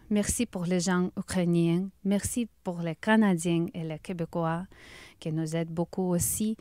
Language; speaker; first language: French; non-native, learner; Ukrainian